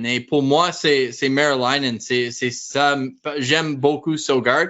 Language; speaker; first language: French; non-native, learner; English